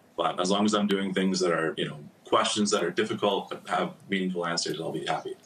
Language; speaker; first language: English; native; English